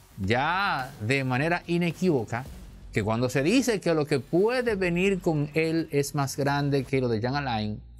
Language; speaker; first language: Spanish; native; Spanish